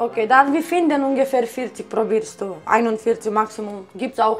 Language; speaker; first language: German; non-native, learner; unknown